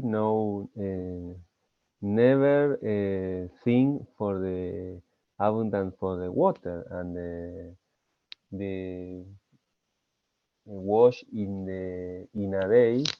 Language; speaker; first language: English; non-native, learner; Spanish